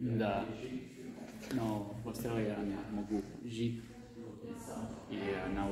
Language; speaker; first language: Russian; non-native, learner; English